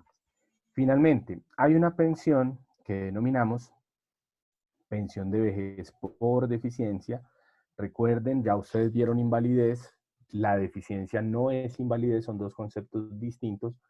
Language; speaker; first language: Spanish; native; Spanish